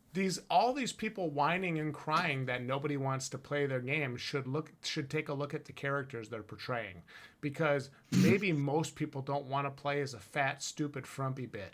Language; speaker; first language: English; native; English